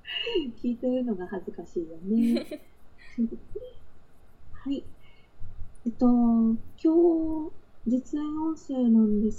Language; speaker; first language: Japanese; native; Japanese